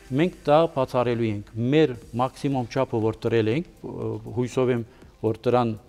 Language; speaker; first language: Armenian; early bilingual, heritage; Armenian